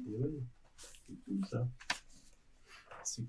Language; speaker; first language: French; native; French